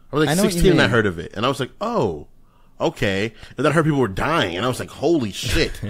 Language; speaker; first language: English; native; English